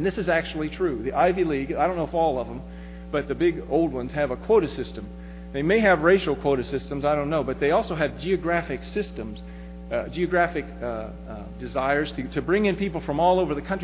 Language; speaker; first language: English; native; English